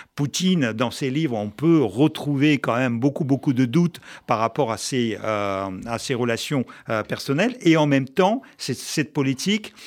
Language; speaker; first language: French; non-native, fluent; Russian